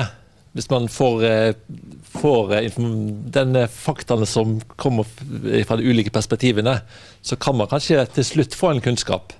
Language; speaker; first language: Norwegian; non-native, fluent; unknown